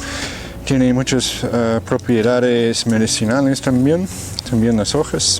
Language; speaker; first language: Spanish; non-native, fluent; English